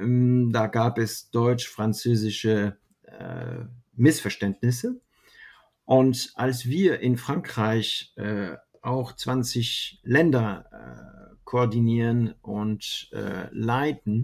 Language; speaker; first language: German; non-native, fluent; French